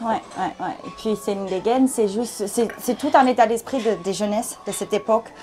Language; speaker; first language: French; early bilingual, other home language; Thai